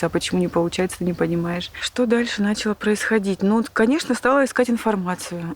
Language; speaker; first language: Russian; native; Russian